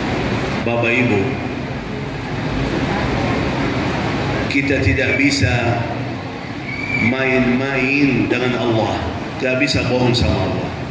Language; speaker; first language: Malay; non-native, fluent; Arabic